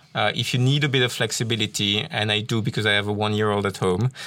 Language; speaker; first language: English; non-native, fluent; French